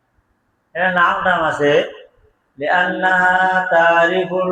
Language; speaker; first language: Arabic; non-native, fluent; Bangla